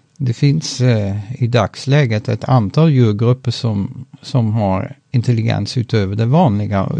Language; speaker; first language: Swedish; non-native, fluent; Dutch